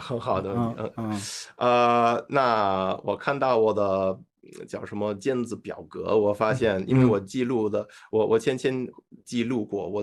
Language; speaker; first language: Chinese; non-native, fluent; English